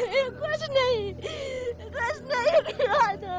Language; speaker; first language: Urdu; non-native, local second language; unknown